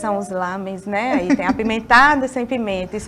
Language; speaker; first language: Portuguese; native; Portuguese